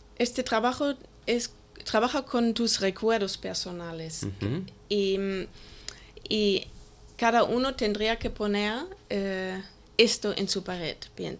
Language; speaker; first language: Spanish; non-native, fluent; German